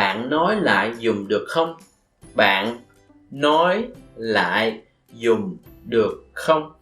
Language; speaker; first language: Vietnamese; non-native, fluent; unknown